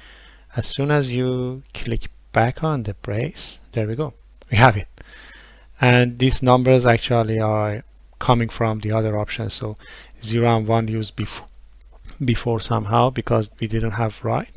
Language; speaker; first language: English; non-native, fluent; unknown